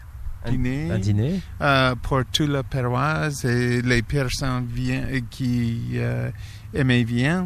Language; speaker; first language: French; non-native, learner; English